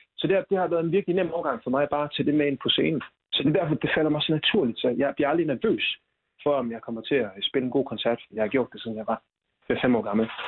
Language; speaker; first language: Danish; early bilingual, other home language; Swahili